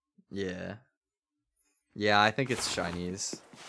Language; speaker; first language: English; native; English